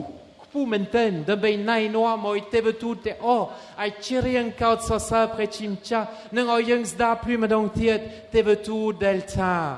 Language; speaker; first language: Khmer; non-native, fluent; French